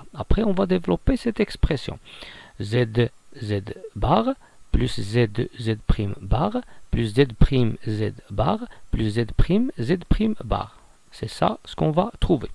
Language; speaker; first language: French; non-native, local second language; Arabic